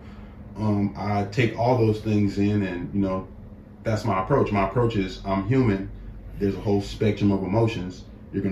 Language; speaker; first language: English; native; English